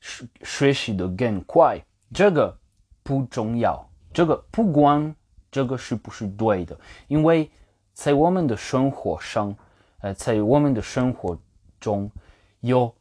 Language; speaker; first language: Chinese; non-native, fluent; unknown